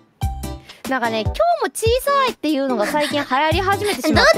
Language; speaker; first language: Japanese; native; Japanese